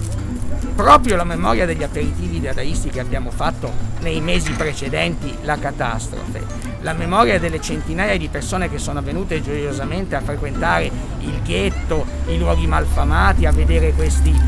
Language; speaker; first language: Italian; native; Italian